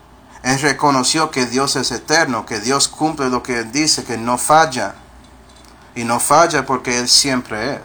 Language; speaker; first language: Spanish; non-native, fluent; English